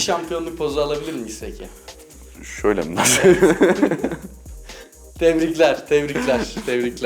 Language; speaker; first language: Turkish; native; Turkish